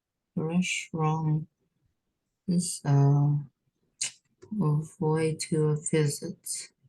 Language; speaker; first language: English; non-native, learner; Vietnamese